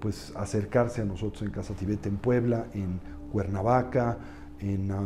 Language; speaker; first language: Spanish; native; Spanish